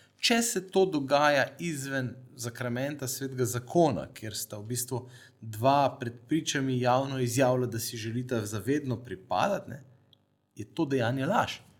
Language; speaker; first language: Slovenian; native; Slovenian